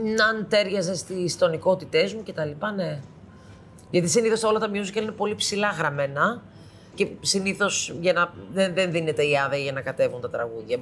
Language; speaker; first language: Greek; early bilingual, heritage; Greek